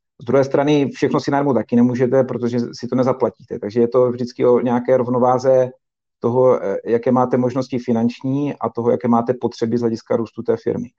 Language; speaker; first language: Czech; native; Czech